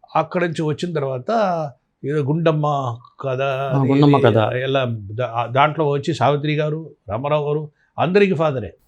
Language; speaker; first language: Telugu; non-native, fluent; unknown